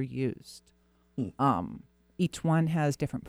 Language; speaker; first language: English; native; English